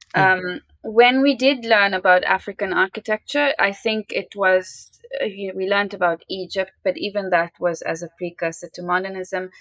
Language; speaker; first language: English; native; English